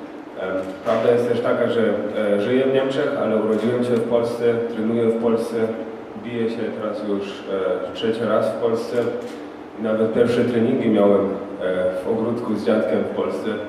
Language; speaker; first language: Polish; early bilingual, heritage; German